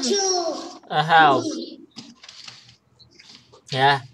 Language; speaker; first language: English; non-native, learner; Indonesian